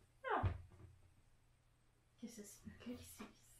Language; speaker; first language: German; native; German